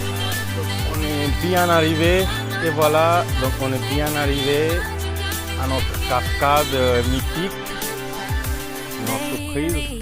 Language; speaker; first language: French; non-native, fluent; Hindi